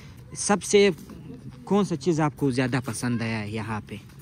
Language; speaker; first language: Hindi; non-native, learner; Pashto